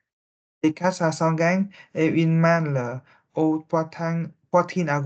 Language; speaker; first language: French; non-native, learner; Vietnamese